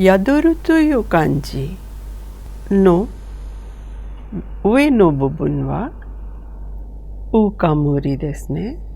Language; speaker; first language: Japanese; non-native, fluent; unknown